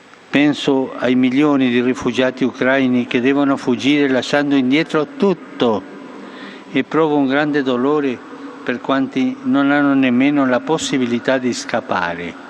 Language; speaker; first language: Italian; non-native, fluent; Spanish